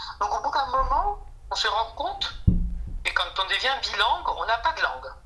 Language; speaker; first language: French; non-native, fluent; Spanish